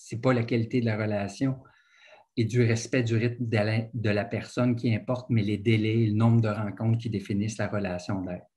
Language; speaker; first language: French; native; French